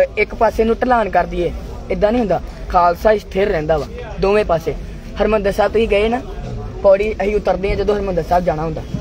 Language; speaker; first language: Punjabi; native; Punjabi